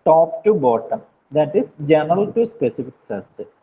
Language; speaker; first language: English; non-native, local second language; Malayalam